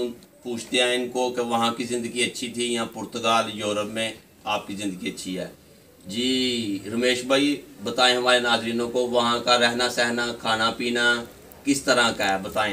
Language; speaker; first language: Hindi; native; Hindi